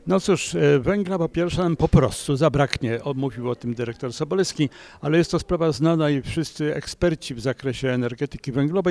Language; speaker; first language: Polish; native; Polish